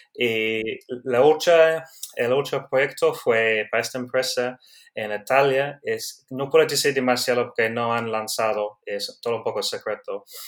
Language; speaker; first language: Spanish; non-native, learner; English